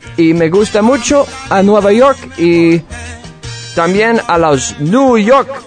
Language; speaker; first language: Spanish; non-native, learner; English